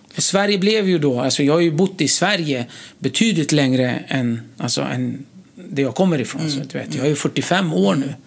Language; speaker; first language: Swedish; early bilingual, other home language; Kurdish